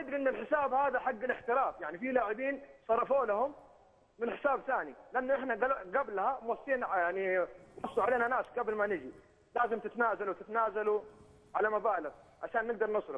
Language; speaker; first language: Arabic; native; Arabic